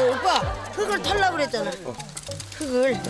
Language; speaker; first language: Korean; native; Korean